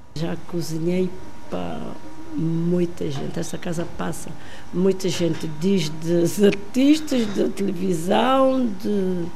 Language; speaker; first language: Portuguese; non-native, local second language; Kabuverdianu